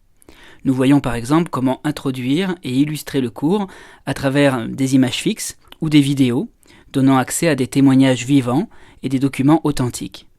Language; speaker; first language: French; native; French